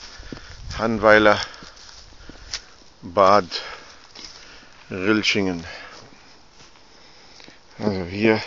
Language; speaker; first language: German; non-native, fluent; Arabic